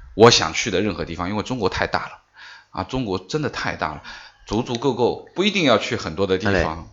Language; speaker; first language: Chinese; native; Chinese